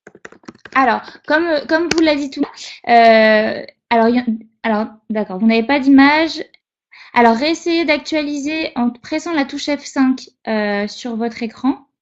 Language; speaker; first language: French; native; French